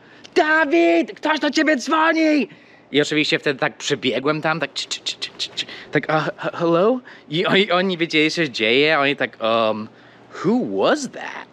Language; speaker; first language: Polish; early bilingual, heritage; Polish